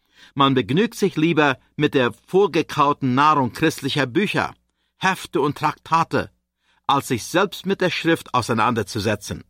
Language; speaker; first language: German; native; German